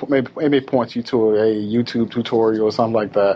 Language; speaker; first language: English; native; English